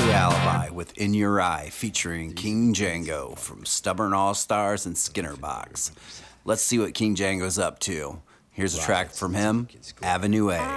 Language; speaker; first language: English; native; English